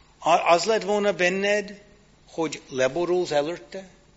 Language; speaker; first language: Hungarian; non-native, fluent; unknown